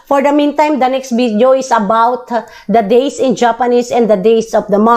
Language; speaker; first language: English; non-native, local second language; Filipino